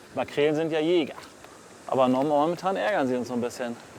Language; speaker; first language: German; native; German